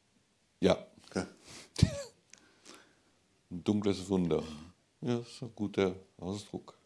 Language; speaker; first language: German; non-native, fluent; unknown